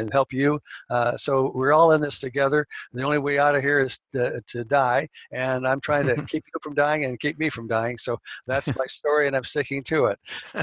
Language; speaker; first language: English; native; English